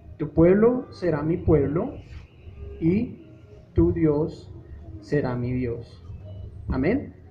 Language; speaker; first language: Spanish; native; Spanish